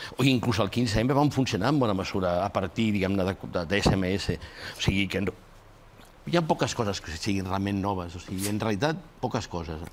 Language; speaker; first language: Catalan; non-native, local second language; Spanish